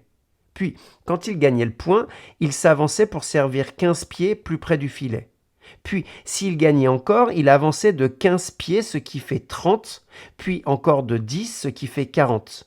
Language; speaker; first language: French; native; French